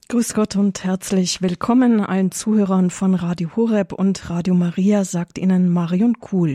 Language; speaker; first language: German; native; German